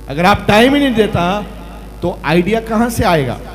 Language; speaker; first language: Hindi; non-native, local second language; Punjabi